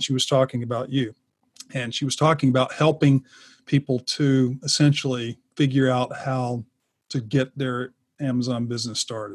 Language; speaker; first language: English; native; English